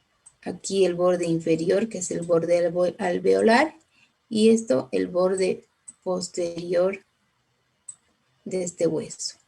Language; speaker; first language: Spanish; native; Spanish